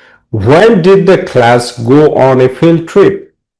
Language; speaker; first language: English; non-native, local second language; Bangla